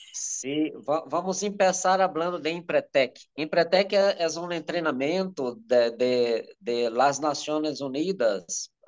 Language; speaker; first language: Spanish; non-native, learner; Portuguese